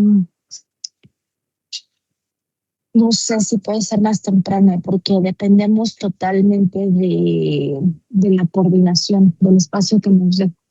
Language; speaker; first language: Spanish; native; Spanish